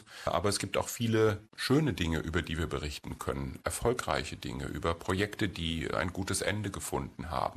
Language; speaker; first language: German; native; German